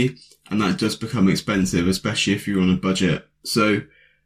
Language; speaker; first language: English; native; English